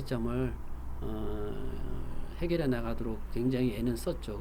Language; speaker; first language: Korean; native; Korean